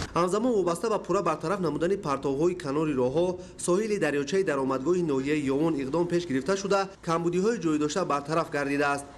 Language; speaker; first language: Tajik; native; Tajik